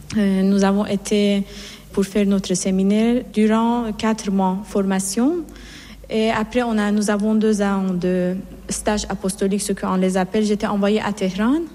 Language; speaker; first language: French; non-native, fluent; Persian